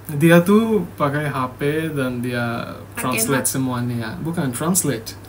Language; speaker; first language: Indonesian; non-native, fluent; Bangla